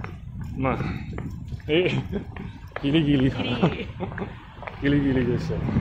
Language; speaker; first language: Japanese; non-native, learner; English